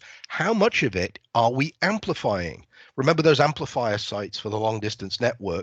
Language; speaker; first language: English; native; English